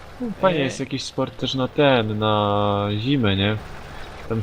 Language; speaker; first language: Polish; native; Polish